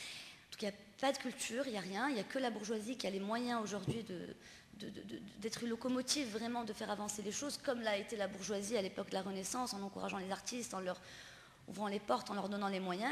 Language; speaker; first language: French; non-native, local second language; Arabic